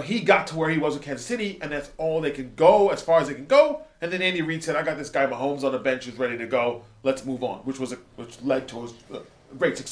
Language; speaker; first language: English; native; English